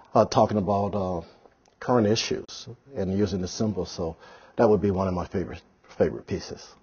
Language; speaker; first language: English; native; English